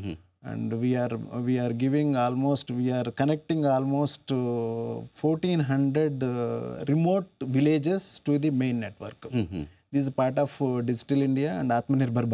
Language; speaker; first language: English; non-native, local second language; Telugu